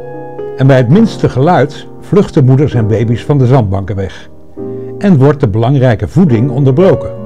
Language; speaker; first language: Dutch; native; Dutch